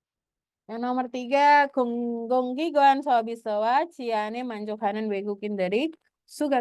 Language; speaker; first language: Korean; non-native, fluent; Indonesian